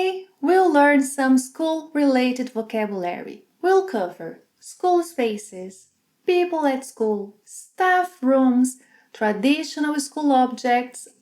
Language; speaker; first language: English; non-native, fluent; Portuguese